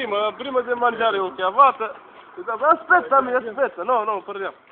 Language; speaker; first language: Italian; non-native, learner; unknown